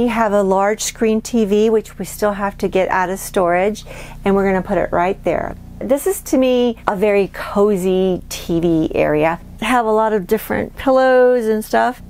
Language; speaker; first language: English; non-native, fluent; Spanish